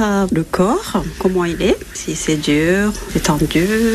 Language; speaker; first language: French; non-native, fluent; Japanese